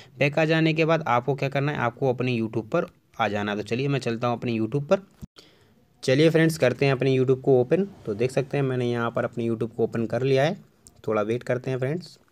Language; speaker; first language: Hindi; native; Hindi